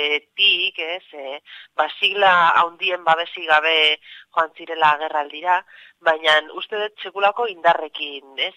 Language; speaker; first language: Basque; native; Basque